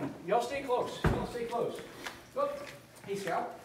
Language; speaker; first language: English; native; English